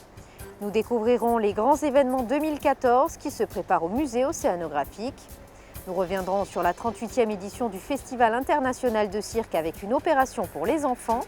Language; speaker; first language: French; native; French